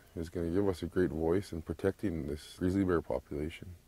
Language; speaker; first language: English; native; English